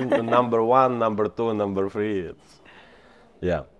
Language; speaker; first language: English; non-native, learner; Ukrainian